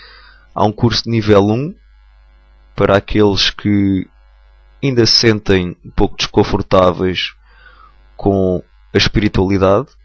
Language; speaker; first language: Portuguese; native; Portuguese